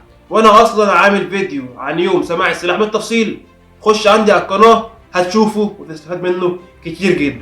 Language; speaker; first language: Arabic; native; Arabic